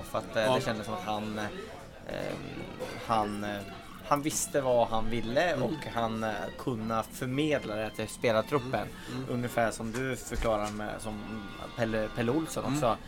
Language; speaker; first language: Swedish; native; Swedish